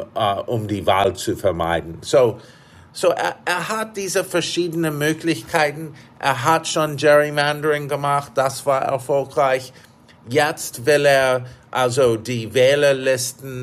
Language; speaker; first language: German; non-native, fluent; English